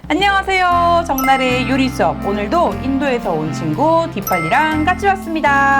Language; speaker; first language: Korean; native; Korean